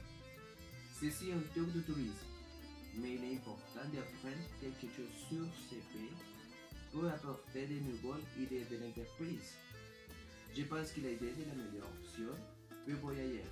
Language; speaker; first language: French; non-native, learner; Spanish